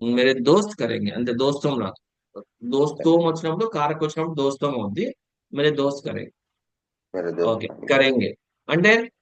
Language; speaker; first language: Hindi; non-native, local second language; Telugu